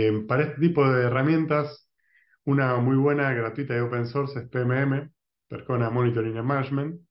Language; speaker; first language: Spanish; native; Spanish